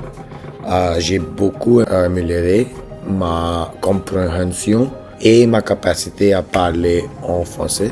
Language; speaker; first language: French; non-native, learner; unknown